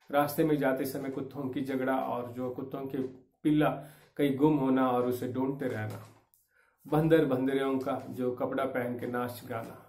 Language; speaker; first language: Hindi; non-native, local second language; Kannada